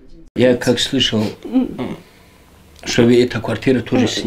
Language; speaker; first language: Russian; non-native, local second language; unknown